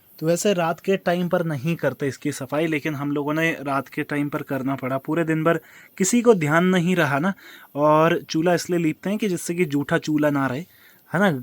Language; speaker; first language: Hindi; native; Hindi